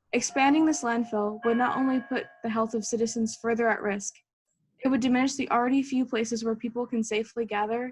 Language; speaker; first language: English; native; English